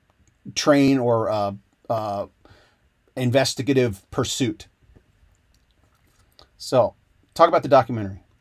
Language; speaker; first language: English; native; English